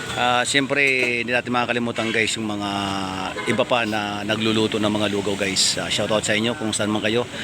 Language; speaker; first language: Filipino; native; Filipino